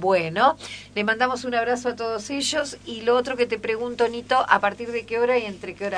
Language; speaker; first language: Spanish; native; Spanish